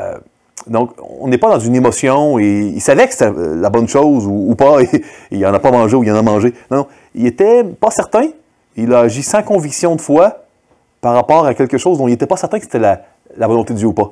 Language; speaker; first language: French; native; French